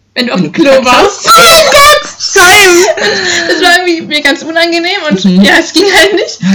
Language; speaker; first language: German; native; German